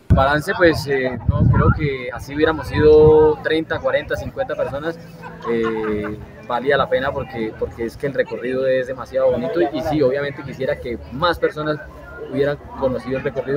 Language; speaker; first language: Spanish; native; Spanish